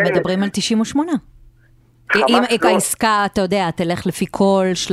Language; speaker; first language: Hebrew; native; Hebrew